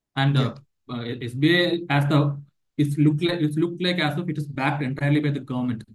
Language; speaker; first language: English; non-native, local second language; Malayalam